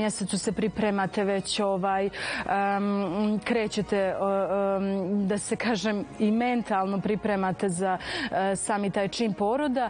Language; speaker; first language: Serbian; native; Serbian